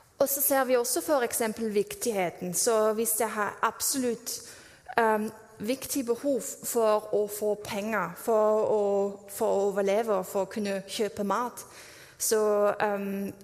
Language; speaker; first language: Norwegian; non-native, fluent; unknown